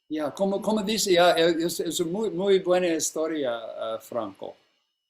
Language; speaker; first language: Spanish; non-native, fluent; English